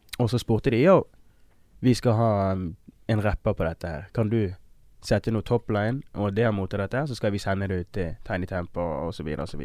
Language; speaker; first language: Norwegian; early bilingual, other home language; Wolof